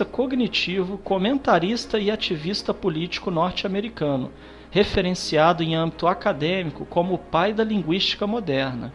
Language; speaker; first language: Portuguese; native; Portuguese